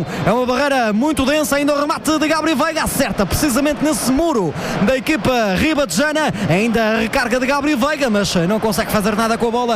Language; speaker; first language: Portuguese; native; Portuguese